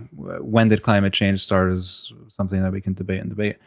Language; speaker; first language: English; native; English